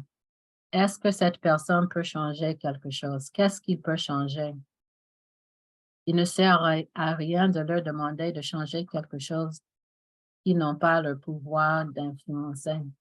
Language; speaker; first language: French; non-native, fluent; English